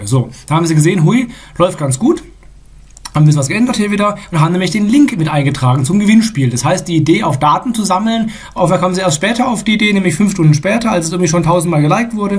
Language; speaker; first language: German; native; German